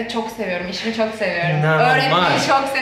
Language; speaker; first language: Turkish; native; Turkish